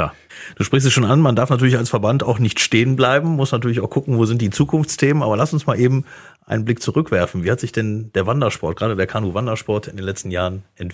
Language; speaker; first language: German; native; German